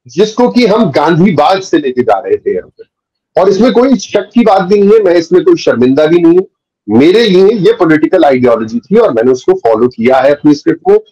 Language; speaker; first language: Hindi; native; Hindi